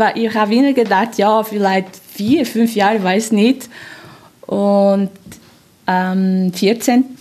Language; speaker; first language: German; non-native, fluent; Portuguese